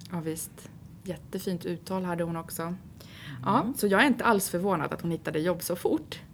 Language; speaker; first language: Swedish; native; Swedish